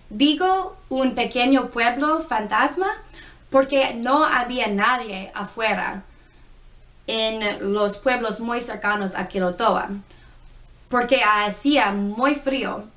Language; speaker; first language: Spanish; non-native, learner; English